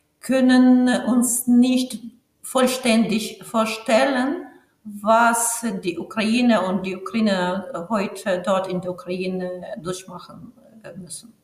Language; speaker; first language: German; non-native, fluent; Ukrainian